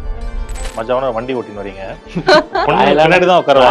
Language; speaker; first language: Tamil; native; Tamil